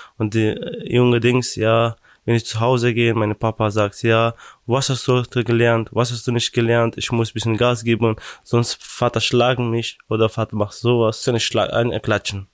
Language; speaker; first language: German; non-native, learner; Persian